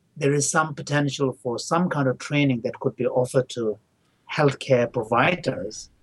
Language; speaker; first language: English; non-native, local second language; Tibetan